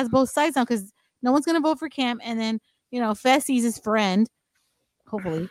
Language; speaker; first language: English; early bilingual, other home language; Spanish